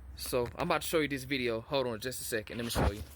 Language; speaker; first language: English; native; English